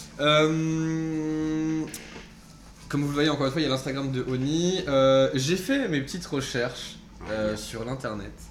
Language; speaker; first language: French; native; French